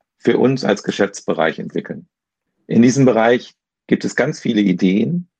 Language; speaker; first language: German; native; German